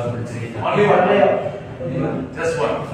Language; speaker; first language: English; non-native, fluent; Indonesian